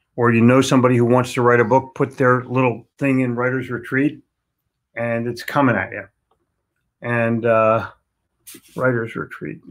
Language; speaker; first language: English; native; English